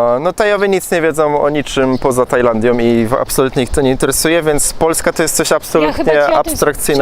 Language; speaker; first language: Polish; native; Polish